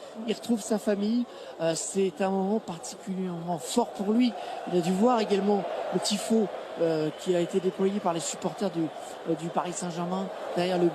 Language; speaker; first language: French; native; French